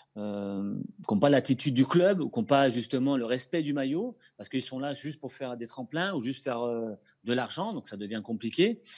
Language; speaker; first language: French; native; French